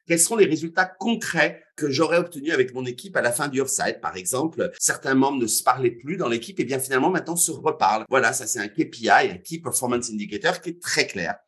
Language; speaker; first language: French; native; French